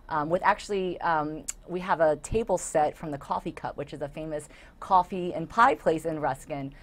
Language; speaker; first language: English; native; English